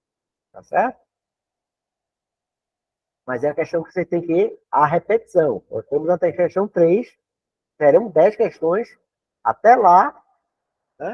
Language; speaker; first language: Portuguese; native; Portuguese